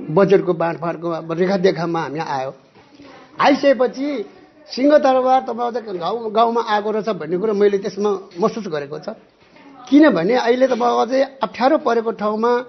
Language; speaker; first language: Nepali; non-native, local second language; Eastern Tamang